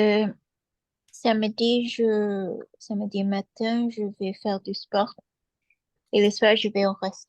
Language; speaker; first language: French; non-native, learner; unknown